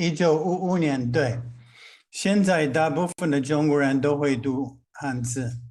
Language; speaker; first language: Chinese; non-native, fluent; English